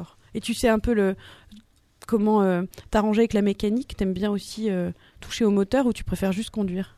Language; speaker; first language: French; native; French